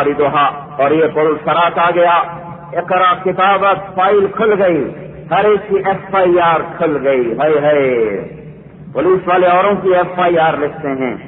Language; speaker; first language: Urdu; non-native, local second language; Punjabi